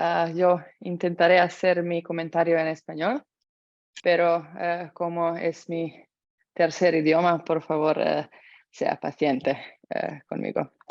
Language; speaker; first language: Spanish; non-native, fluent; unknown